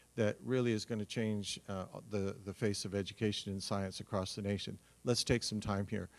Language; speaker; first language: English; native; English